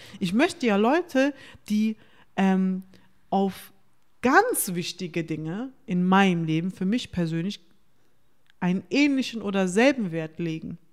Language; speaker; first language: German; early bilingual, other home language; Turkish